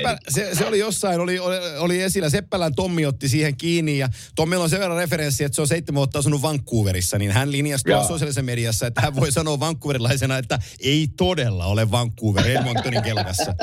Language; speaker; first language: Finnish; native; Finnish